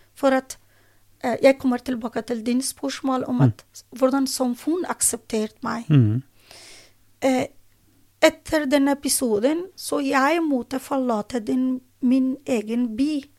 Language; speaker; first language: Norwegian; non-native, learner; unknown